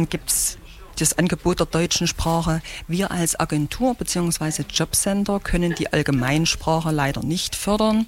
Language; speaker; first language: German; native; German